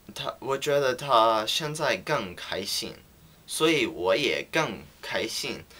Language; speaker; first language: Chinese; non-native, learner; English